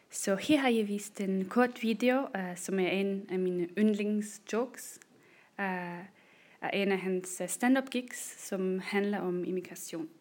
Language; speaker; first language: Danish; non-native, fluent; German